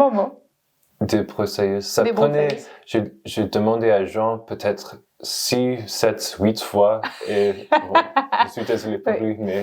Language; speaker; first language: French; non-native, learner; English